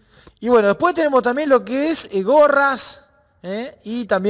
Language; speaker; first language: Spanish; native; Spanish